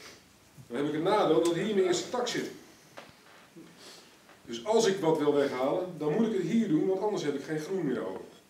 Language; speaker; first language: Dutch; native; Dutch